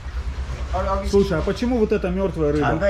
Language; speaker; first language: Russian; native; Russian